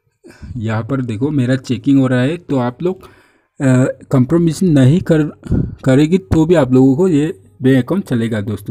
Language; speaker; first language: Hindi; non-native, local second language; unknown